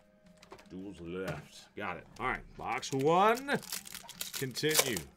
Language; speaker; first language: English; native; English